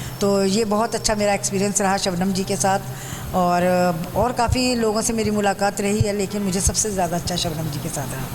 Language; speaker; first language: Urdu; native; Urdu